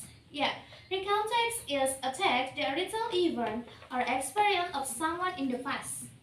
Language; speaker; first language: English; non-native, learner; Indonesian